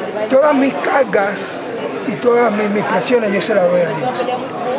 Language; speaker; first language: Spanish; native; Spanish